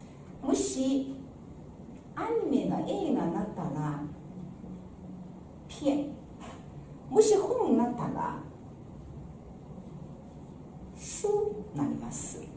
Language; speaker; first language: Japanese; non-native, fluent; Chinese